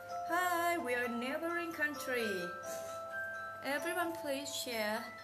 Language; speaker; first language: English; non-native, fluent; Thai